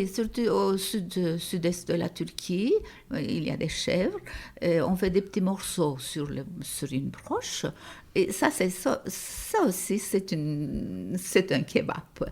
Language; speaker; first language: French; non-native, fluent; Turkish